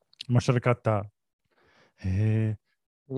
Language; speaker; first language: Japanese; non-native, learner; English